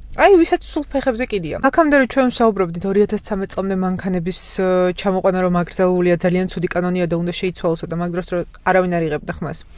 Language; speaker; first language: Georgian; native; Georgian